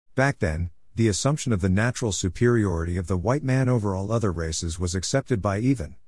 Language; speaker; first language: English; native; English